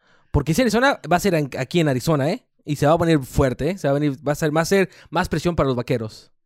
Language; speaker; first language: Spanish; early bilingual, heritage; Spanish